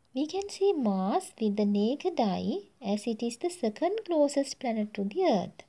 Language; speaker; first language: English; non-native, local second language; Sinhala